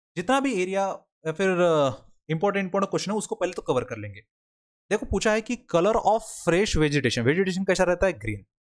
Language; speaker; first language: Hindi; non-native, local second language; Marathi